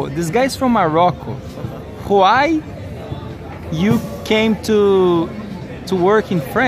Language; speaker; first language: English; non-native, learner; Portuguese